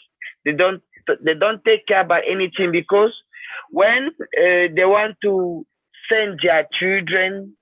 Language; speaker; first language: English; non-native, learner; French